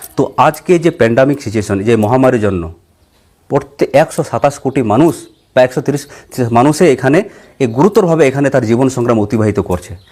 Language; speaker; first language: Bangla; non-native, local second language; Santali